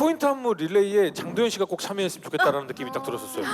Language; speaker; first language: Korean; native; Korean